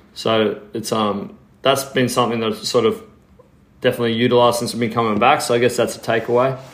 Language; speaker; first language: English; native; English